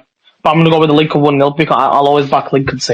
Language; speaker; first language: English; native; English